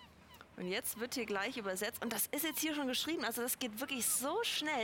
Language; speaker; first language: German; native; German